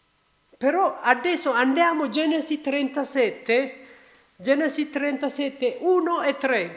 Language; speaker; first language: Italian; non-native, learner; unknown